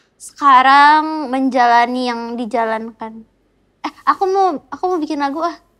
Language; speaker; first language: Indonesian; native; Indonesian